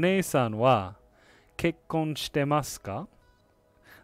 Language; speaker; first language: Japanese; non-native, fluent; English